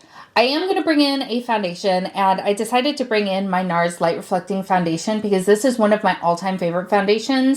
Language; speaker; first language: English; native; English